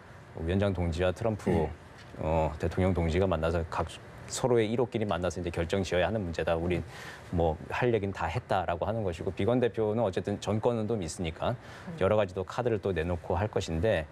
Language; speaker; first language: Korean; native; Korean